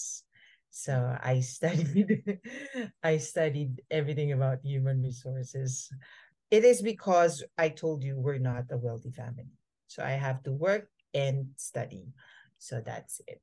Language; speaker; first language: English; non-native, local second language; Filipino